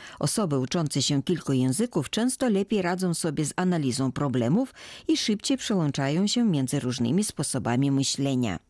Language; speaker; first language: Polish; native; Polish